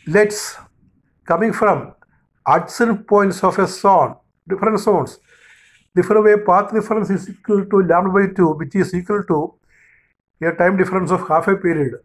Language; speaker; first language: English; non-native, local second language; Malayalam